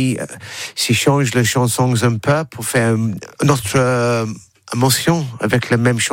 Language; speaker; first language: French; non-native, learner; English